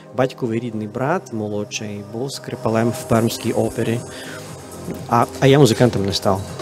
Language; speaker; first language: Ukrainian; non-native, fluent; Russian